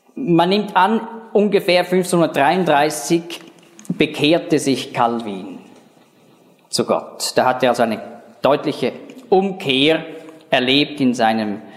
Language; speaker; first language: German; native; German